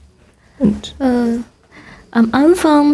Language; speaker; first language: German; non-native, learner; Chinese